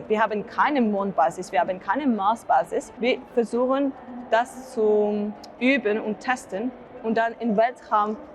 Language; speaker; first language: German; non-native, learner; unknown